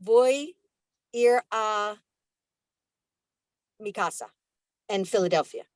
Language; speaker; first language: Spanish; non-native, learner; English